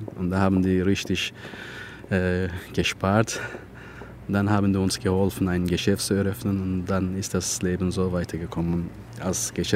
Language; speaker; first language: German; non-native, learner; Turkish